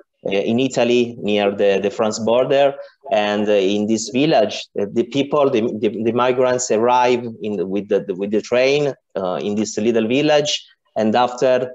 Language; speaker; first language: English; non-native, learner; Italian